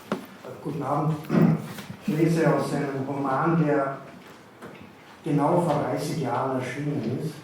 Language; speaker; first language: German; native; German